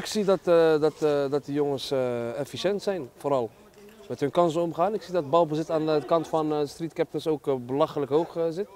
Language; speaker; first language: Dutch; native; Dutch